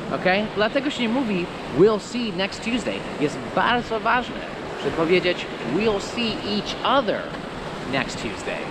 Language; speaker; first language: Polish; non-native, fluent; English